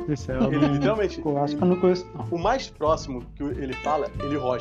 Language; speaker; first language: Portuguese; native; Portuguese